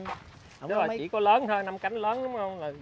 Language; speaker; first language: Vietnamese; native; Vietnamese